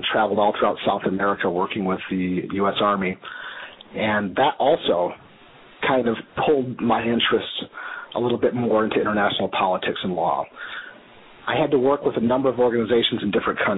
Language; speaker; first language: English; native; English